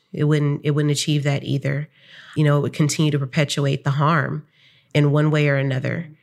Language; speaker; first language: English; native; English